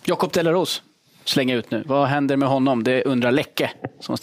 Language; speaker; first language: Swedish; native; Swedish